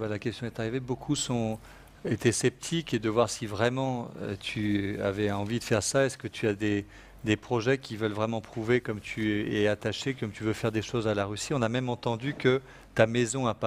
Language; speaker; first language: French; native; French